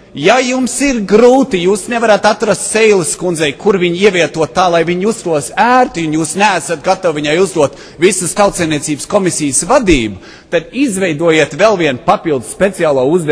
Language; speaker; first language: Latvian; early bilingual, heritage; Latvian